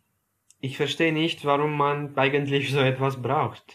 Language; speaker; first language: German; non-native, fluent; Romanian